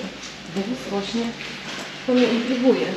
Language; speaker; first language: Polish; native; Polish